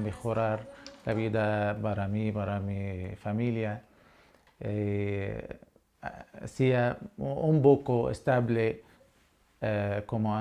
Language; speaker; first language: Spanish; non-native, learner; Arabic